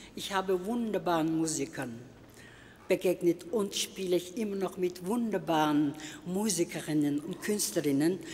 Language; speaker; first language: German; non-native, fluent; Turkish